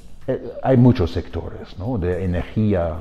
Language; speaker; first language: Spanish; non-native, fluent; German